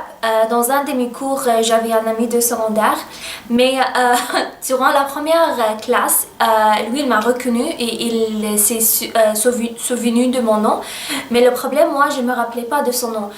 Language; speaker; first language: French; early bilingual, other home language; Arabic